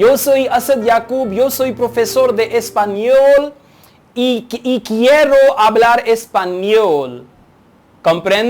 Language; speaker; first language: Spanish; non-native, learner; Urdu